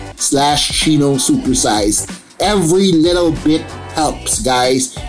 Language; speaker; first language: English; non-native, local second language; Filipino